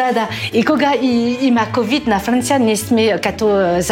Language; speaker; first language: Bulgarian; non-native, learner; French